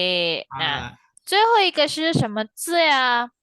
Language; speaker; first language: Chinese; non-native, fluent; Indonesian